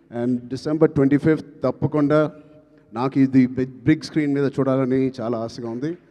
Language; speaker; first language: Telugu; native; Telugu